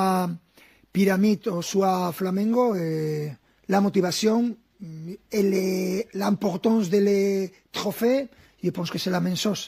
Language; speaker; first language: French; non-native, fluent; Spanish